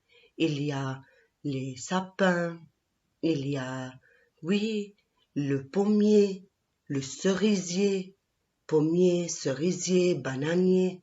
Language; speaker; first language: French; non-native, local second language; Arabic